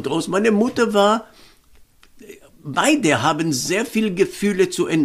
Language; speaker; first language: German; non-native, fluent; Hebrew